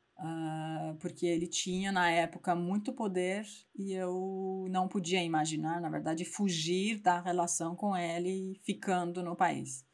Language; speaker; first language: Portuguese; non-native, fluent; Persian